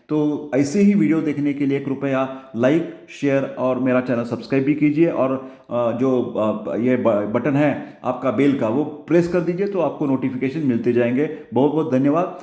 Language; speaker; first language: Hindi; non-native, local second language; Marathi